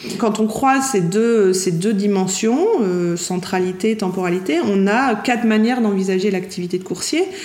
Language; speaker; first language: French; native; French